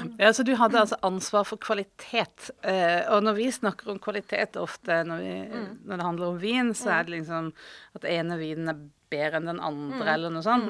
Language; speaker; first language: Norwegian; native; Norwegian